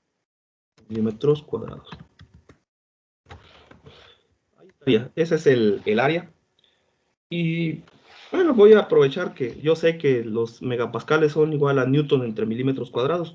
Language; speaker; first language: Spanish; native; Spanish